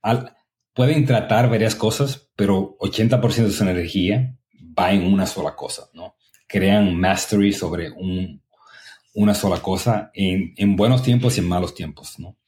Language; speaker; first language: Spanish; early bilingual, other home language; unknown